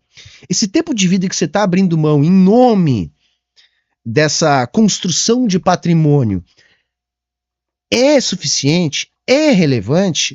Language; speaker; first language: Portuguese; native; Portuguese